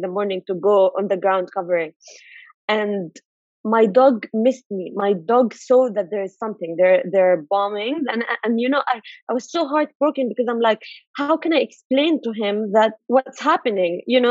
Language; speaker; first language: English; non-native, fluent; Arabic